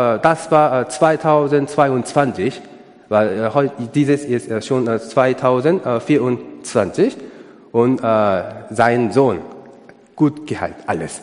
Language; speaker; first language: German; non-native, learner; Korean